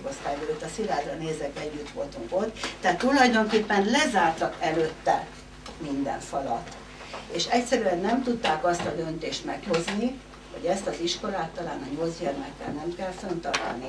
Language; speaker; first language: Hungarian; native; Hungarian